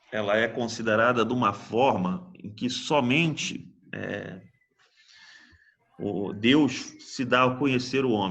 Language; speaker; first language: Portuguese; native; Portuguese